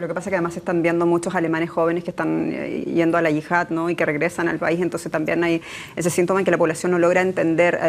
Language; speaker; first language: Spanish; native; Spanish